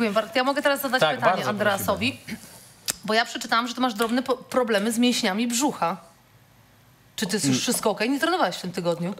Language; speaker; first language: Polish; native; Polish